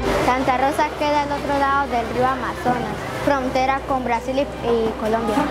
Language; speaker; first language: Spanish; non-native, local second language; Portuguese